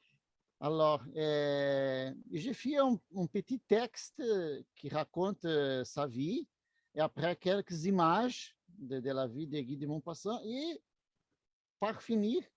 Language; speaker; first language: French; non-native, learner; Portuguese